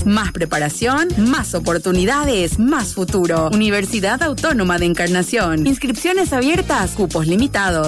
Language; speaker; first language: Spanish; native; Spanish